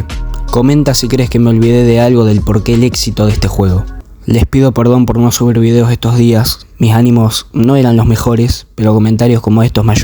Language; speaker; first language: Spanish; native; Spanish